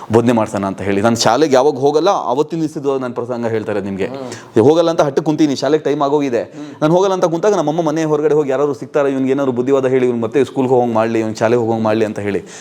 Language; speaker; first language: Kannada; non-native, local second language; Urdu